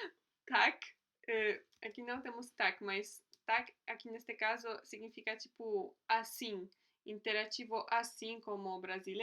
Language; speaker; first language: Portuguese; non-native, fluent; Polish